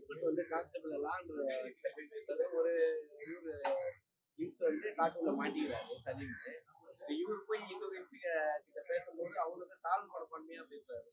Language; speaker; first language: Tamil; native; Tamil